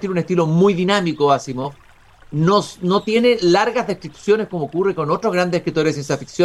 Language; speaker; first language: Spanish; native; Spanish